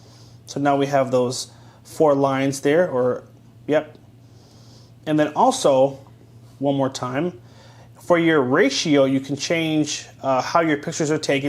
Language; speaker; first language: English; native; English